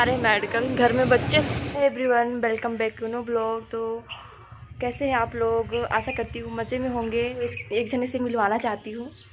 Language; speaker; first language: Hindi; native; Hindi